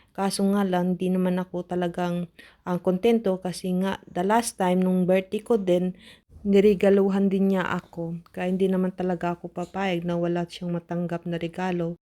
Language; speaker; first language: Filipino; non-native, local second language; Cebuano